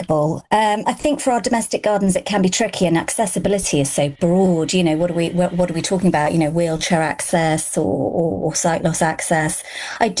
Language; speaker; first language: English; non-native, local second language; Gujarati